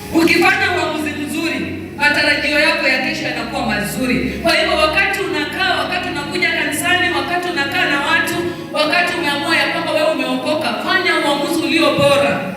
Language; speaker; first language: Swahili; non-native, local second language; Luyia